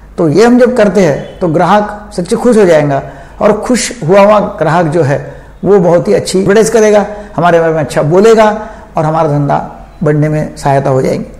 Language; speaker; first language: Hindi; non-native, local second language; Marathi